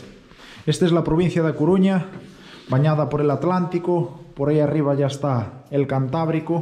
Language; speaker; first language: Spanish; native; Spanish